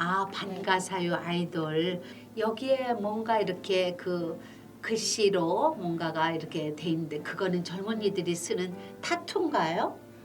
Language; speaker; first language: Korean; native; Korean